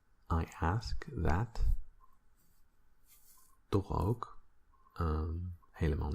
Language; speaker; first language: Dutch; non-native, fluent; English